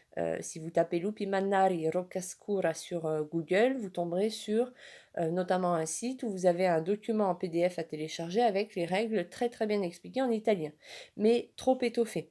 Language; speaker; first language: French; native; French